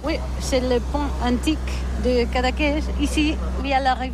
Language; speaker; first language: French; non-native, learner; Catalan